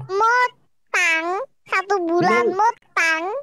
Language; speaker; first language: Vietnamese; non-native, learner; Indonesian